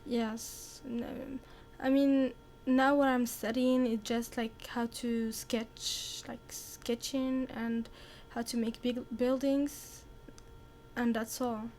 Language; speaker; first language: English; non-native, learner; Arabic